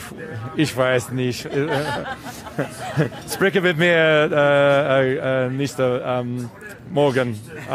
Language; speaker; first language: German; non-native, learner; English